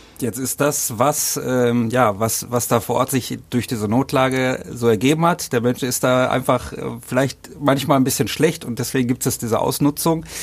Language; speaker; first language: German; native; German